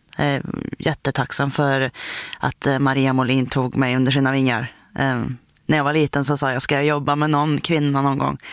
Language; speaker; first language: Swedish; native; Swedish